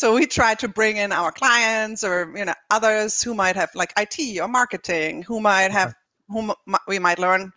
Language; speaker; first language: English; non-native, fluent; German